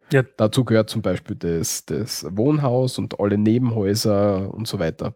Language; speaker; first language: German; native; German